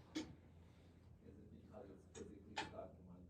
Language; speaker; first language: English; native; English